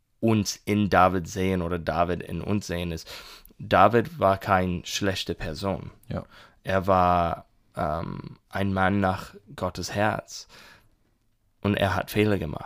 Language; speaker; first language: German; non-native, learner; English